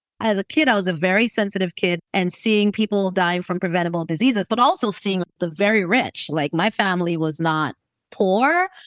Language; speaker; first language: English; native; English